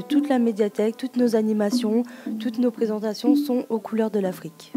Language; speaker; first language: French; native; French